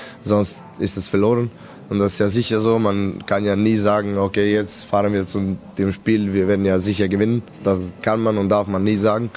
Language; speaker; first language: German; non-native, fluent; Serbian